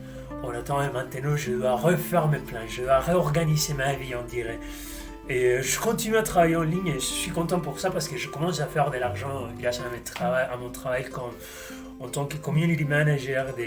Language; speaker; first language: French; non-native, fluent; Spanish